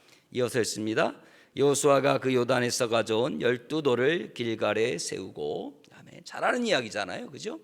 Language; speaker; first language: Korean; native; Korean